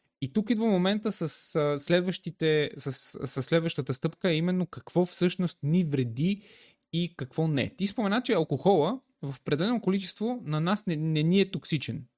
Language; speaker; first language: Bulgarian; native; Bulgarian